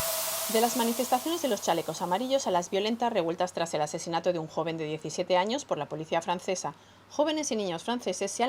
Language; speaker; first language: Spanish; native; Spanish